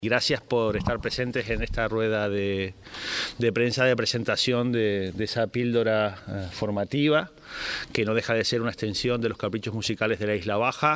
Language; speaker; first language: Spanish; native; Spanish